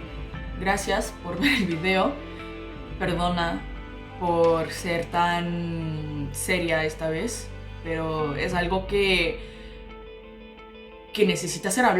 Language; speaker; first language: Spanish; non-native, local second language; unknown